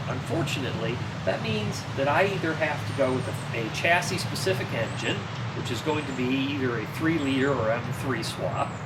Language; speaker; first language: English; native; English